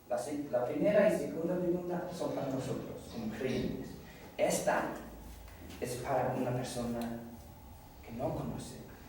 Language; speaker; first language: Spanish; non-native, fluent; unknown